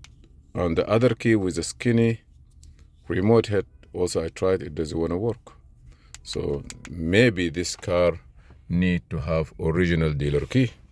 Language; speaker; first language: English; non-native, fluent; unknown